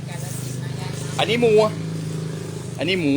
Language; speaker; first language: Thai; non-native, learner; French